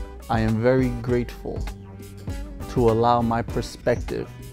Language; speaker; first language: English; early bilingual, other home language; Spanish